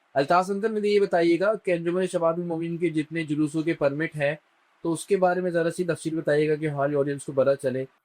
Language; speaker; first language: Urdu; native; Urdu